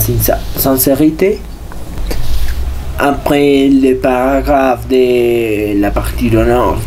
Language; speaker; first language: French; non-native, learner; Spanish